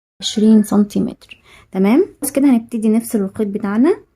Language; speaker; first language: Arabic; native; Arabic